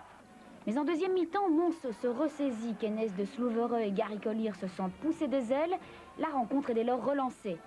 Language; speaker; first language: French; native; French